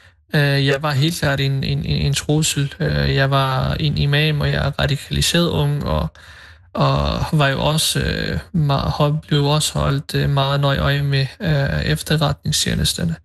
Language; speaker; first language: Danish; early bilingual, other home language; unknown